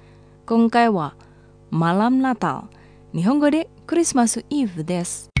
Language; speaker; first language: Japanese; non-native, fluent; Indonesian